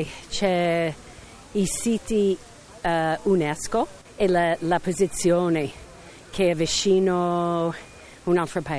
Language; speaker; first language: Italian; non-native, fluent; English